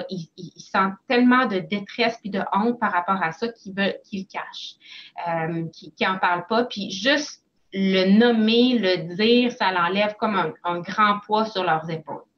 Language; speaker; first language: French; native; French